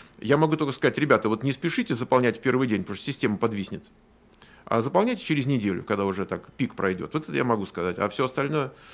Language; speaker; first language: Russian; native; Russian